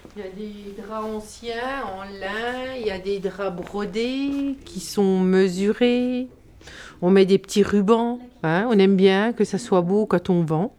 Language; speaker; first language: French; native; French